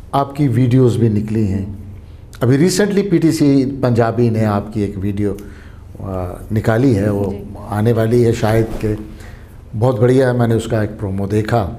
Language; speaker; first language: Hindi; native; Hindi